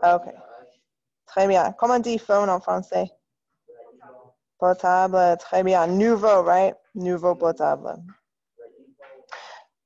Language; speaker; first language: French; non-native, fluent; English